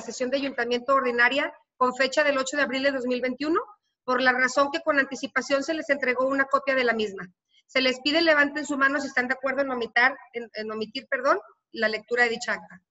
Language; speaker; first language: Spanish; native; Spanish